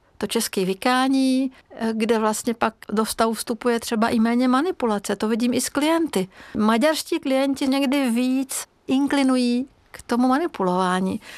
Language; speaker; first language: Czech; non-native, fluent; Hungarian